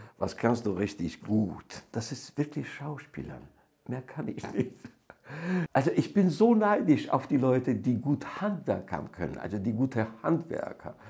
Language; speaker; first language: German; non-native, fluent; Georgian